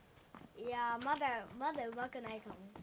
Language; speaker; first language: Japanese; early bilingual, heritage; Japanese